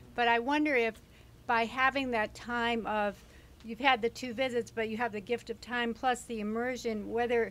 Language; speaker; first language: English; non-native, fluent; Tibetan